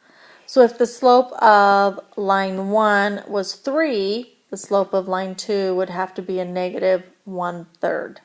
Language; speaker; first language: English; native; English